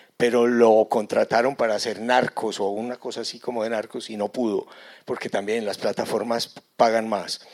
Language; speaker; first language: Spanish; native; Spanish